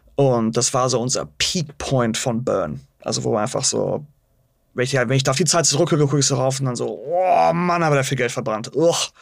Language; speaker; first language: German; native; German